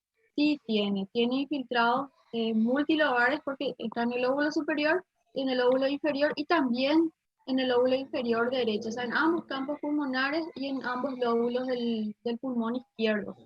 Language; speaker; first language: Spanish; native; Spanish